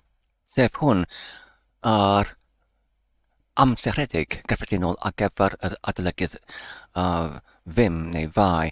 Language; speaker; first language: Welsh; non-native, learner; English